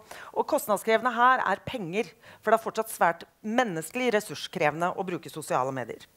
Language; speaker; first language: Norwegian; native; Norwegian